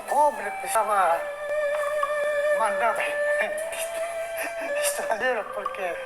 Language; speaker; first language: Portuguese; non-native, learner; Japanese